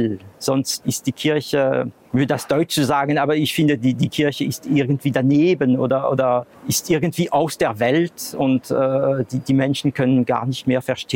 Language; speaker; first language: German; non-native, fluent; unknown